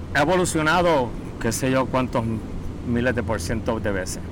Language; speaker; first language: Spanish; native; Spanish